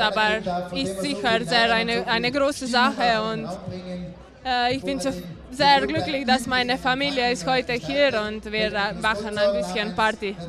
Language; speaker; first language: German; non-native, learner; Slovenian